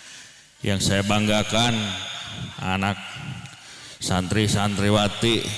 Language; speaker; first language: Indonesian; native; Indonesian